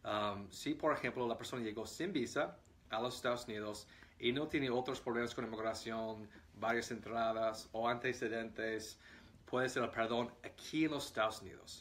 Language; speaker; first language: Spanish; non-native, fluent; English